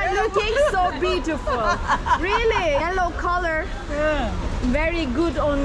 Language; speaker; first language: English; non-native, learner; Turkish